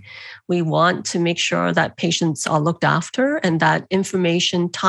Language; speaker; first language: English; non-native, local second language; Cantonese